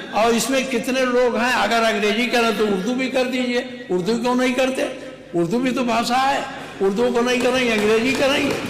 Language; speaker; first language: Hindi; native; Hindi